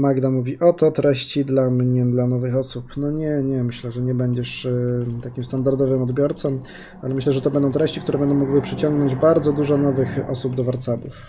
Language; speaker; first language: Polish; native; Polish